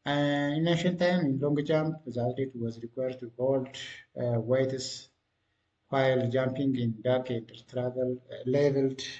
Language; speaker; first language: English; non-native, local second language; Amharic